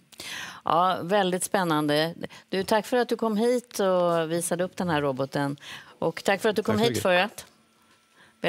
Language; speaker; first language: Swedish; native; Swedish